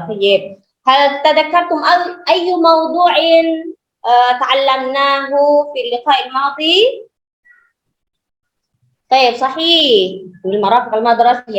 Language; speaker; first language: Arabic; non-native, learner; Indonesian